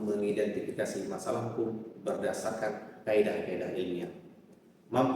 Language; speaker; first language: Indonesian; native; Indonesian